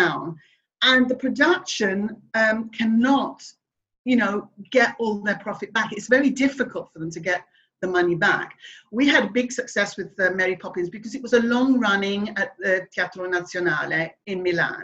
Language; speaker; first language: English; native; English